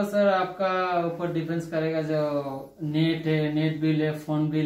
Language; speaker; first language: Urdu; non-native, local second language; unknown